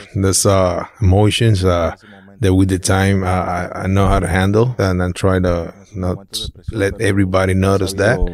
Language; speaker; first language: English; non-native, fluent; Spanish